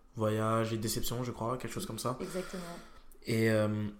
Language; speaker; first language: French; native; French